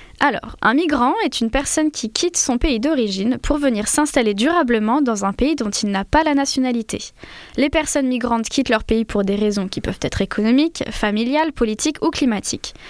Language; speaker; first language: French; native; French